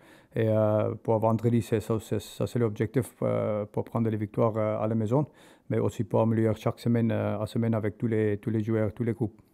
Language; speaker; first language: French; non-native, learner; English